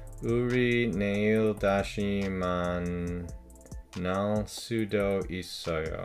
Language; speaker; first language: Korean; non-native, learner; English